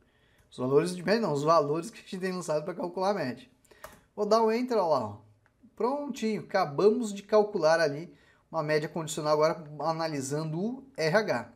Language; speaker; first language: Portuguese; native; Portuguese